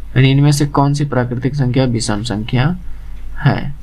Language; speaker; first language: Hindi; native; Hindi